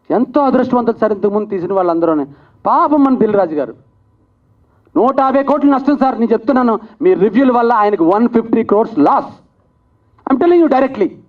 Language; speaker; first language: Telugu; native; Telugu